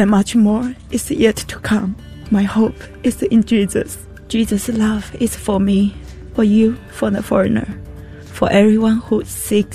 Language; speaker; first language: English; non-native, fluent; Chinese